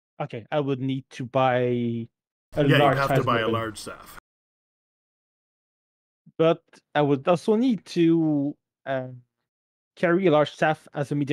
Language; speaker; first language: English; non-native, fluent; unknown